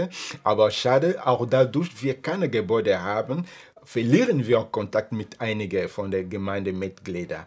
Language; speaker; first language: German; non-native, fluent; Lingala